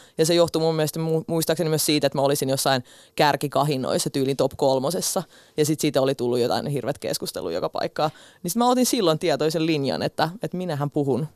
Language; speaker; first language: Finnish; early bilingual, other home language; Russian